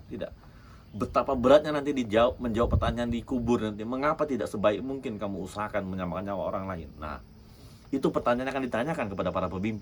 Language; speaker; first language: Indonesian; native; Indonesian